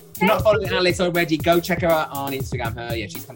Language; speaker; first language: English; native; English